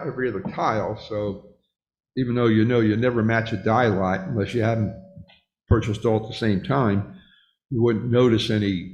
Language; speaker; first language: English; native; English